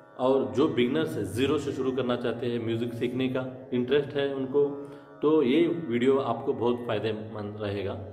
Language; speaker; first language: Hindi; non-native, local second language; Kannada